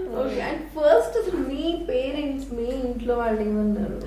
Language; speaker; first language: Telugu; native; Telugu